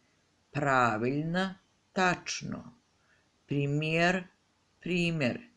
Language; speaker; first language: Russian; non-native, fluent; Serbian